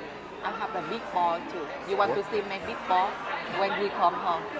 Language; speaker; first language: English; non-native, learner; Vietnamese